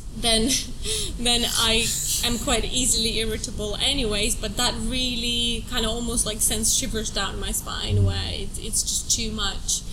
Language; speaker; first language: English; non-native, fluent; Russian